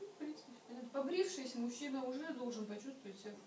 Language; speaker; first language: Russian; native; Russian